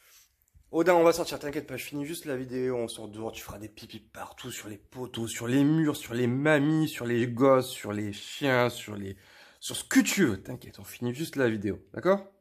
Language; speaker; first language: French; native; French